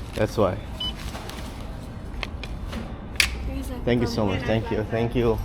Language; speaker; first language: English; non-native, local second language; Urdu